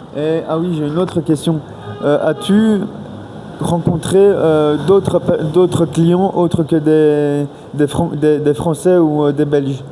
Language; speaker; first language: French; native; French